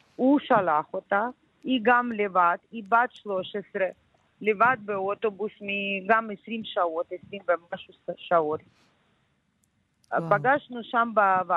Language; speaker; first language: Hebrew; non-native, learner; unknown